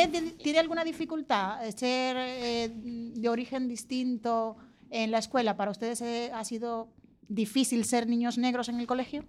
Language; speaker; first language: Spanish; native; Spanish